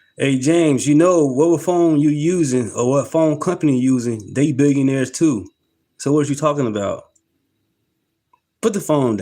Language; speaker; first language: English; native; English